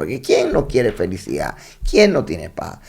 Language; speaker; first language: Spanish; native; Spanish